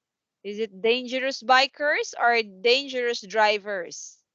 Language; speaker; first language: English; non-native, fluent; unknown